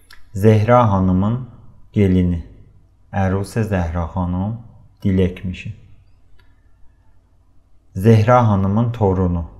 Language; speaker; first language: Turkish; non-native, fluent; Persian